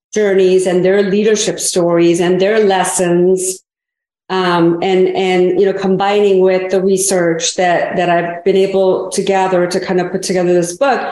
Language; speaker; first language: English; early bilingual, other home language; Korean